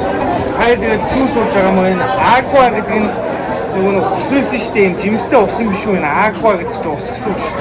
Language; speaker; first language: Mongolian; native; Mongolian